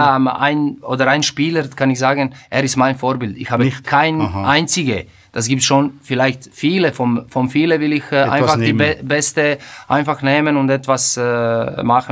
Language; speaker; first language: German; non-native, fluent; Croatian